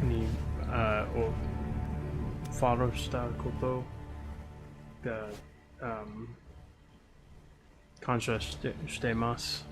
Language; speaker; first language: Japanese; non-native, learner; English